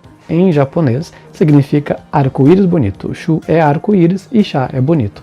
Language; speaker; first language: Portuguese; native; Portuguese